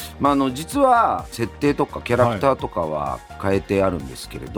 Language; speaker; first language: Japanese; native; Japanese